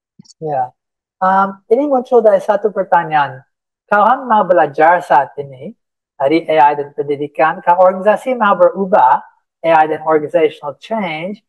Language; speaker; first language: Indonesian; non-native, fluent; English